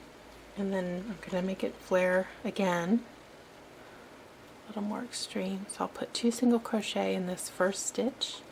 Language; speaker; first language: English; native; English